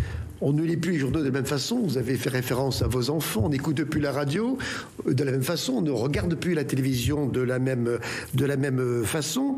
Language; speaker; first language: French; native; French